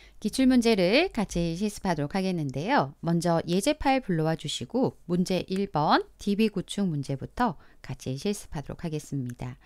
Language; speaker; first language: Korean; native; Korean